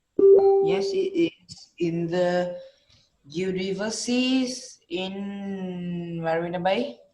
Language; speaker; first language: English; non-native, learner; Vietnamese